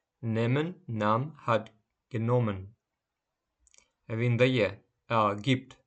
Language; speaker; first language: German; non-native, fluent; Ukrainian